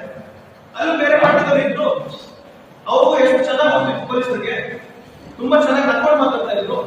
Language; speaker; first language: Kannada; native; Kannada